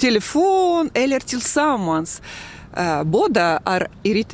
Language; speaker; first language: Swedish; non-native, learner; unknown